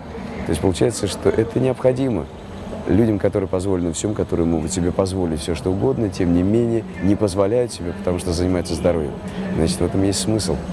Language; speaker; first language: Russian; native; Russian